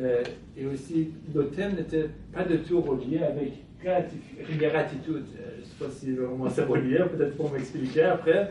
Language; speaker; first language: French; non-native, fluent; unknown